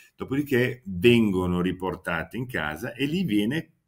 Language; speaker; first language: Italian; native; Italian